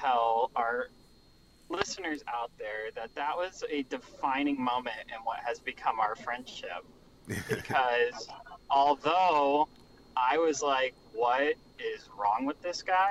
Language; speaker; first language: English; native; English